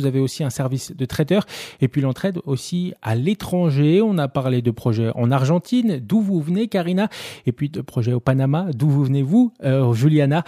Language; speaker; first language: French; native; French